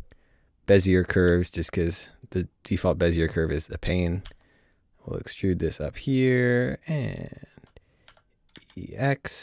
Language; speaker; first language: English; native; English